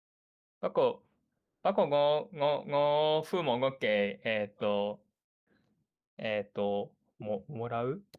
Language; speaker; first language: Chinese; non-native, learner; Japanese